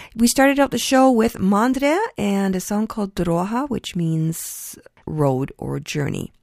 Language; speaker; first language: English; early bilingual, other home language; Ukrainian